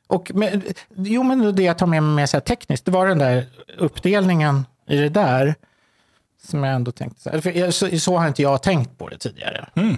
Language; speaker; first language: Swedish; native; Swedish